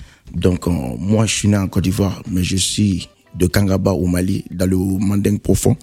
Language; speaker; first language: French; non-native, local second language; Mandingo